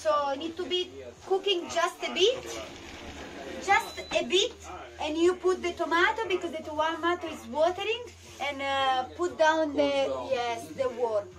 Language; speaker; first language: English; non-native, learner; Italian